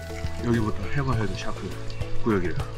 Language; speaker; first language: Korean; native; Korean